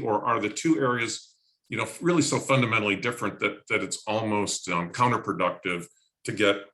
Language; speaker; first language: English; native; English